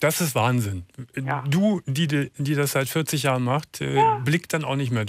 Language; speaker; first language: German; native; German